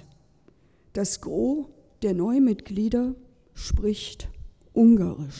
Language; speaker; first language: German; native; German